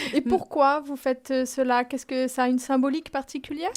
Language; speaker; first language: French; native; French